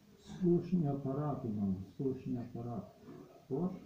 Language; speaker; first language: Russian; non-native, learner; Slovenian